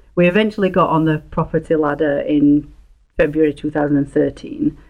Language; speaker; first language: English; native; English